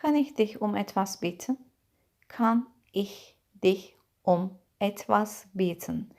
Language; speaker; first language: German; non-native, fluent; Turkish